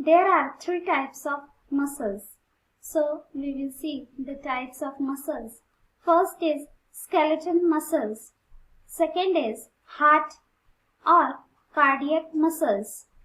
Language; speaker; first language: English; non-native, local second language; Marathi